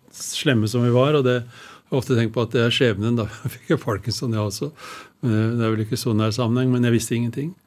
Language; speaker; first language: Norwegian; native; Norwegian